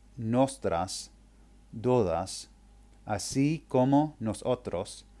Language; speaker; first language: Spanish; non-native, learner; English